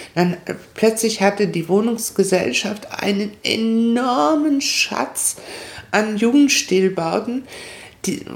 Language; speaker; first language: German; non-native, fluent; Spanish